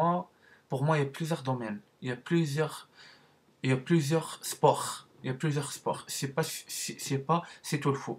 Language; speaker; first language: French; non-native, learner; Arabic